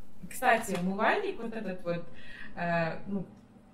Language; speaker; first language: Russian; native; Russian